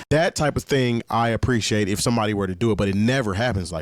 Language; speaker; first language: English; native; English